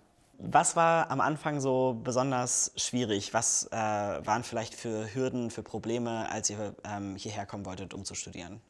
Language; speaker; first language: German; native; German